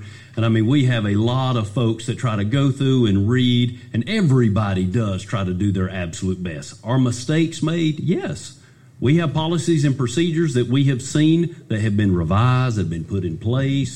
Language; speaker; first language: English; native; English